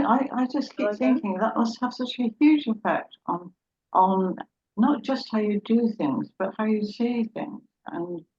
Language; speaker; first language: English; native; English